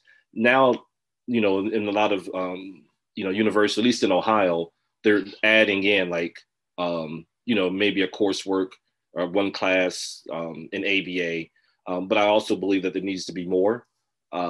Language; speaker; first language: English; native; English